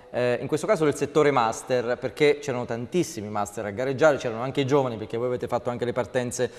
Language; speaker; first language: Italian; native; Italian